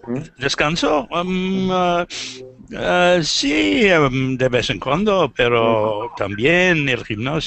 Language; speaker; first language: Spanish; non-native, learner; English